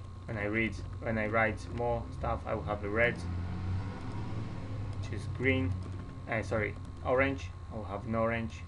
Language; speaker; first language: English; non-native, fluent; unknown